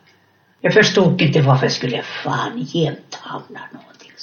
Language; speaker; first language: Swedish; non-native, fluent; Finnish